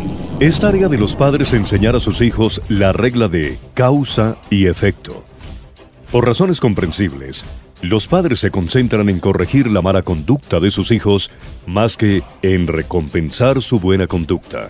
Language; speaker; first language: Spanish; native; Spanish